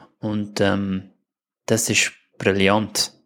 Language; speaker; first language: German; non-native, fluent; English